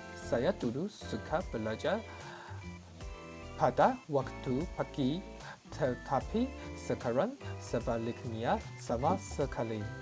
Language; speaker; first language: Malay; non-native, learner; Chinese